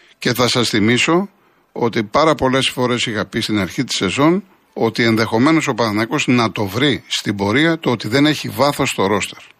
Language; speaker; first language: Greek; native; Greek